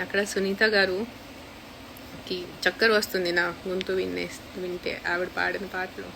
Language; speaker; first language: Telugu; non-native, local second language; Marathi